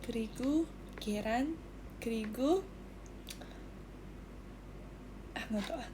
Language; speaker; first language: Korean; non-native, learner; Indonesian